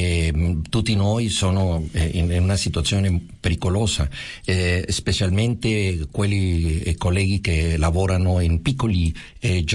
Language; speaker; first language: Italian; non-native, fluent; Spanish